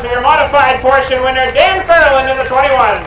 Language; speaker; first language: English; native; English